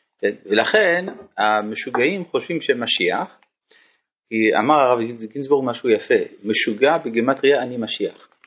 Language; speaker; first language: Hebrew; non-native, fluent; French